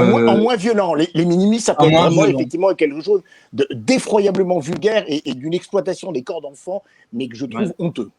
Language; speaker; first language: French; native; French